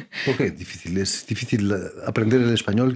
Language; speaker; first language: Spanish; native; Spanish